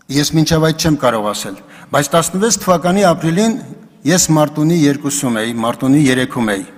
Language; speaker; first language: Armenian; native; Armenian